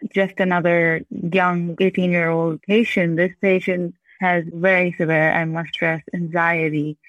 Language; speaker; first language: English; non-native, local second language; Urdu